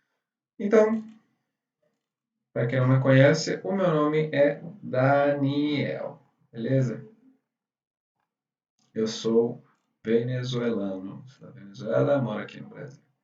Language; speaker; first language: Portuguese; non-native, fluent; Spanish